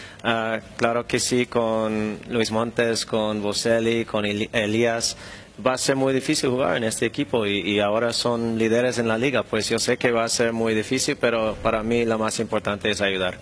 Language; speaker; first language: Spanish; non-native, fluent; English